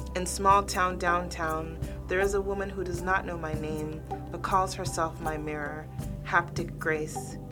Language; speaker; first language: English; early bilingual, other home language; Krio